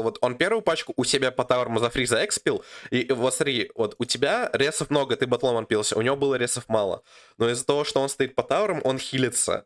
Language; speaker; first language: Russian; native; Russian